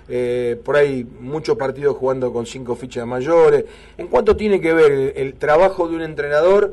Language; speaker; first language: Spanish; native; Spanish